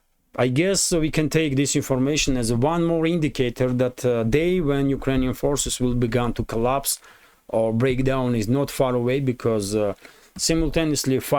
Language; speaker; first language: English; non-native, fluent; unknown